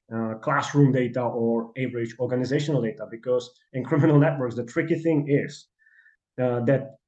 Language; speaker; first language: English; non-native, fluent; Czech